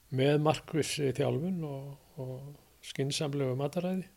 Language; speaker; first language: Icelandic; native; Icelandic